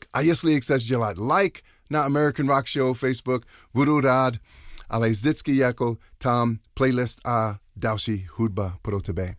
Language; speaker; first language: Czech; non-native, learner; English